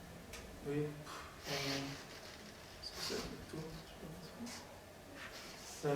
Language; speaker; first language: French; non-native, learner; Dutch